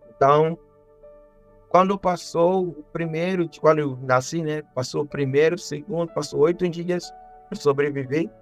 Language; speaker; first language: Portuguese; non-native, fluent; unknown